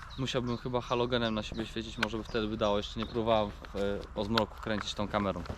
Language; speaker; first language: Polish; native; Polish